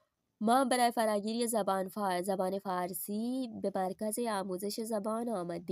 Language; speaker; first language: Persian; non-native, fluent; Urdu